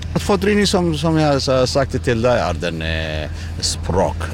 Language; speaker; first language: Norwegian; non-native, learner; Tigrinya